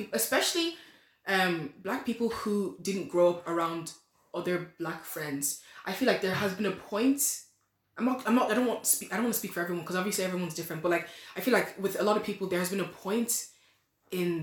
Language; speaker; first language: English; native; English